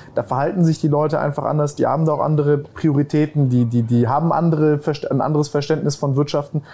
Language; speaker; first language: German; native; German